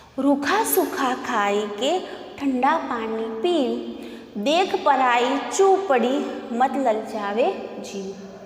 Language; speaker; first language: Hindi; non-native, local second language; Gujarati